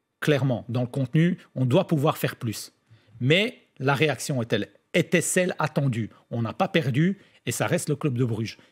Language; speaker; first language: French; native; French